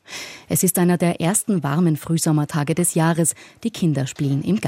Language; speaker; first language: German; native; German